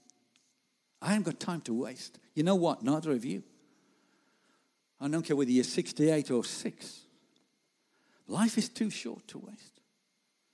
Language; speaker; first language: English; native; English